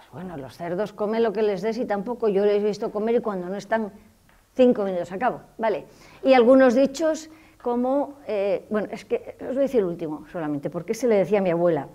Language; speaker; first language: Spanish; native; Spanish